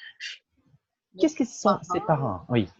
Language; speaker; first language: French; non-native, fluent; Portuguese